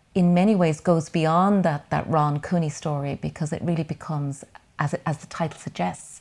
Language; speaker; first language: English; native; English